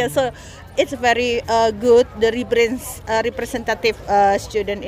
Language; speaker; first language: English; non-native, learner; Indonesian